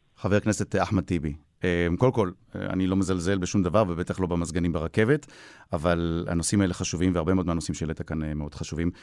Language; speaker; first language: Hebrew; native; Hebrew